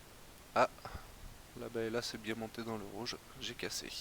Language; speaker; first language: French; native; French